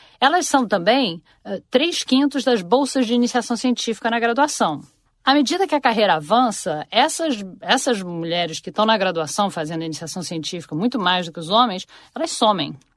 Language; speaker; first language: Portuguese; native; Portuguese